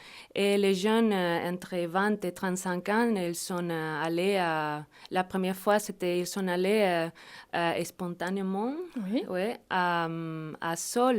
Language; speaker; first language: French; non-native, fluent; Spanish